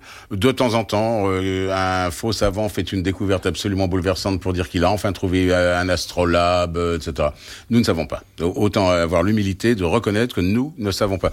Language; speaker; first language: French; native; French